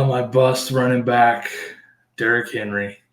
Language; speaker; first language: English; native; English